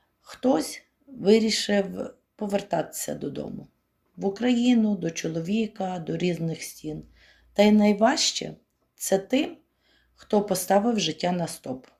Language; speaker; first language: Ukrainian; native; Ukrainian